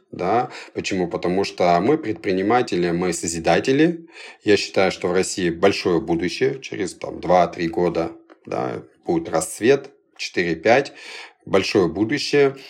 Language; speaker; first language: Russian; early bilingual, other home language; Georgian